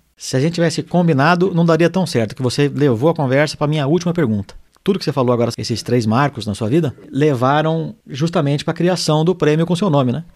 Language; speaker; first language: Portuguese; native; Portuguese